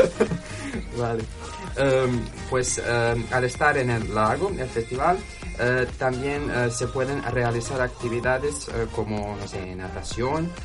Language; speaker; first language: Spanish; non-native, fluent; Croatian